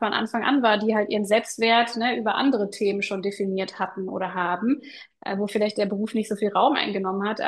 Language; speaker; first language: German; native; German